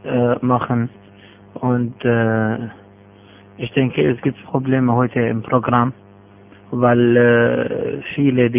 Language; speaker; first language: German; non-native, fluent; Arabic